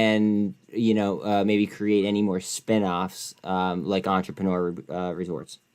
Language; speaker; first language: English; native; English